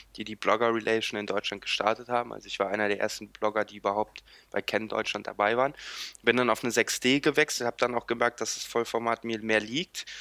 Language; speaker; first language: German; native; German